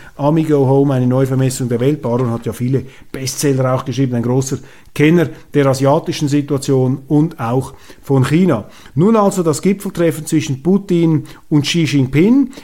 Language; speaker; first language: German; native; German